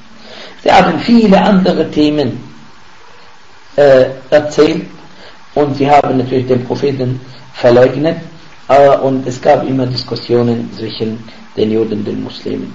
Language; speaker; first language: German; non-native, fluent; Arabic